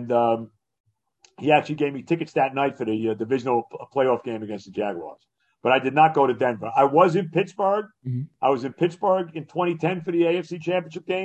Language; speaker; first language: English; native; English